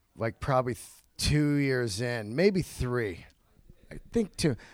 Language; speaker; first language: English; native; English